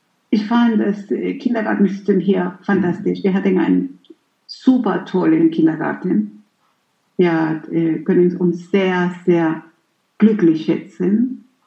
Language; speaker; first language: German; non-native, fluent; Spanish